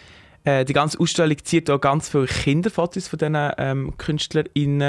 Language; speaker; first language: German; native; German